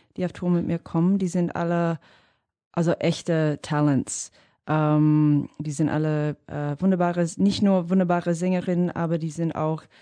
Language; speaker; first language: German; non-native, fluent; English